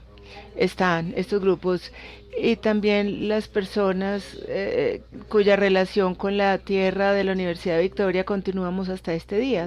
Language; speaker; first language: Spanish; non-native, fluent; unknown